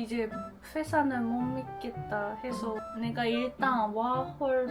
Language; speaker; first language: Korean; non-native, fluent; Japanese